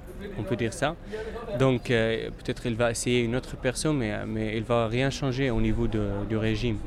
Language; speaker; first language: French; non-native, fluent; Arabic